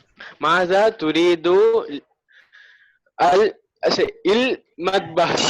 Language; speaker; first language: Arabic; non-native, learner; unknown